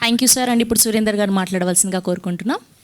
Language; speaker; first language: Telugu; native; Telugu